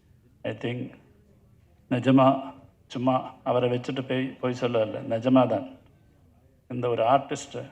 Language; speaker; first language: Tamil; non-native, learner; Malayalam